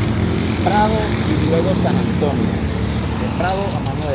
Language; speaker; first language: Spanish; native; Spanish